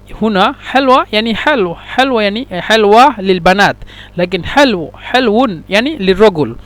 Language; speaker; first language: Arabic; non-native, fluent; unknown